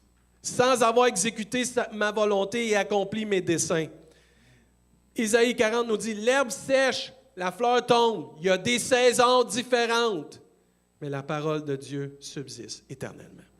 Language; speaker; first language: French; native; French